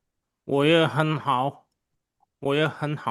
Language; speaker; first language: Chinese; non-native, learner; Indonesian